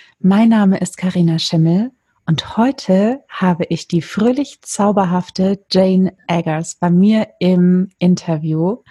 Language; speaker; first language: German; native; German